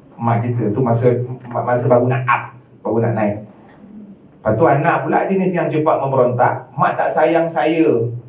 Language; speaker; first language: Malay; native; Malay